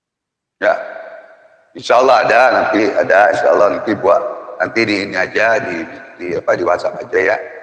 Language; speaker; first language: Indonesian; native; Indonesian